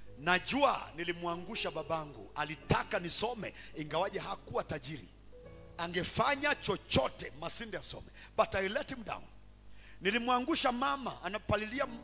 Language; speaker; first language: Swahili; non-native, local second language; Luyia